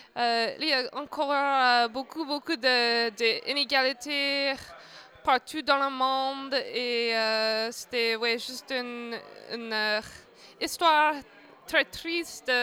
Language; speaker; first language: French; non-native, fluent; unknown